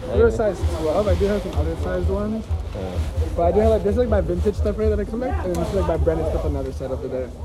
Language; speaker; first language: English; native; English